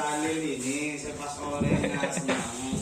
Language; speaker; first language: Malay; non-native, local second language; Madurese